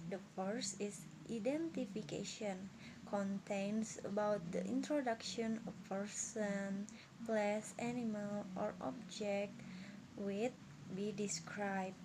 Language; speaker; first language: English; non-native, learner; Indonesian